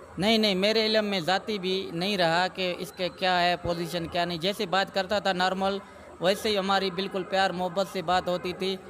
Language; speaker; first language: Urdu; non-native, local second language; Sindhi